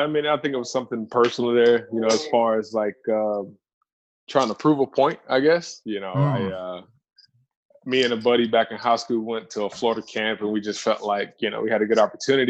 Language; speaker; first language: English; native; English